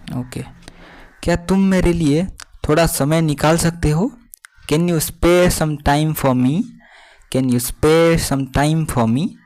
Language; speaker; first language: Hindi; native; Hindi